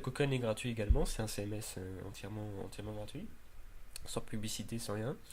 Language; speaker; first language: French; native; French